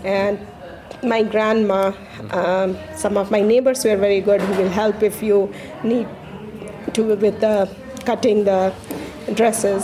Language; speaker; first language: English; non-native, local second language; Hindi